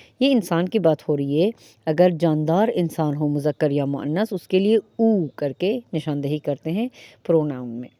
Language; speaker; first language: Urdu; non-native, fluent; Persian